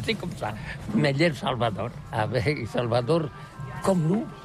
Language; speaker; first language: French; non-native, learner; Catalan